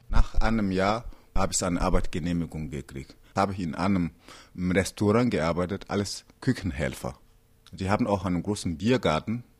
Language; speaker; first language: German; non-native, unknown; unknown